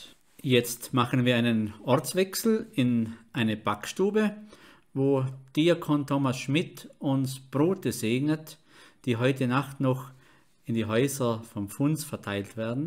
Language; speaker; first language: German; native; German